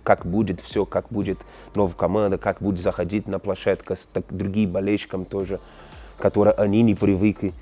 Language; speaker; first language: Russian; non-native, learner; Portuguese